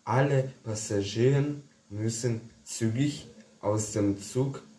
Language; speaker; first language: German; non-native, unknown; Ukrainian